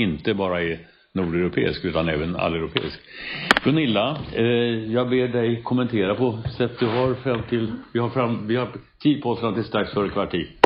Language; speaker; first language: Swedish; native; Swedish